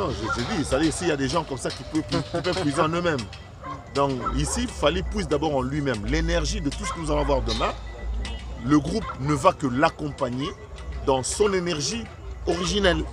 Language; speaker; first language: French; non-native, local second language; Lingala